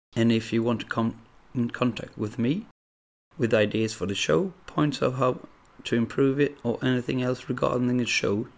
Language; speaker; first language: English; non-native, fluent; Swedish